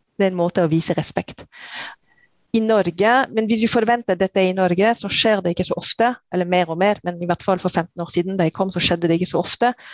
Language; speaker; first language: Norwegian; non-native, fluent; French